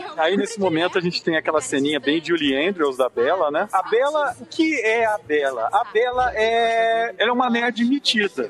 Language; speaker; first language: Portuguese; native; Portuguese